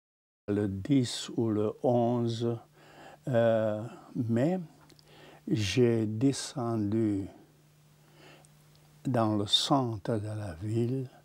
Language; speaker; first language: French; non-native, fluent; Czech